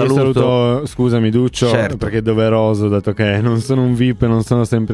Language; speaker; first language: Italian; native; Italian